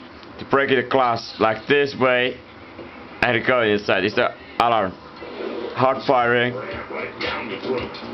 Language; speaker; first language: English; non-native, fluent; Italian